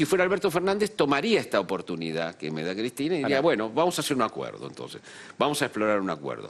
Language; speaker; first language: Spanish; native; Spanish